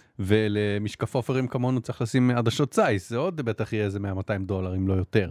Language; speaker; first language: Hebrew; native; Hebrew